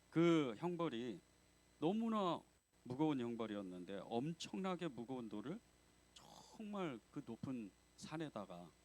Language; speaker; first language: Korean; native; Korean